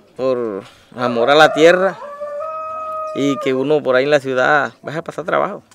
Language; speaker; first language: Spanish; native; Spanish